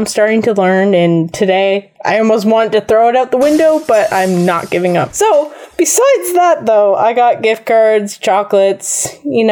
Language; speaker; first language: English; native; English